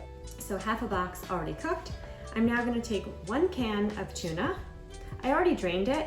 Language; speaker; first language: English; native; English